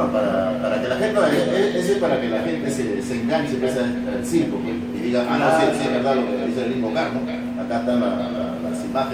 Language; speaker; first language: Spanish; native; Spanish